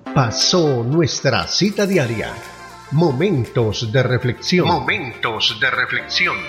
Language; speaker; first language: Spanish; native; Spanish